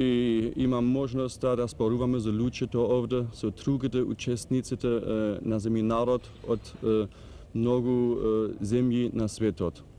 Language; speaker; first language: Macedonian; non-native, learner; German